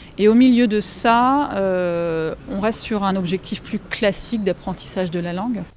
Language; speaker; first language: French; native; French